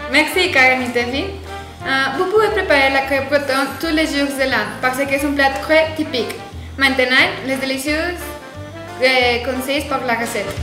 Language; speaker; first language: French; non-native, learner; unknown